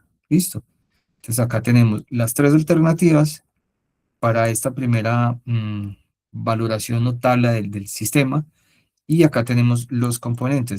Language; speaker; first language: Spanish; native; Spanish